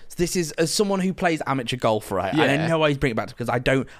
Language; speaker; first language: English; native; English